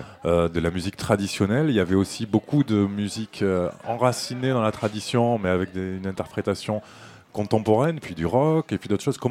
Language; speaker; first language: French; native; French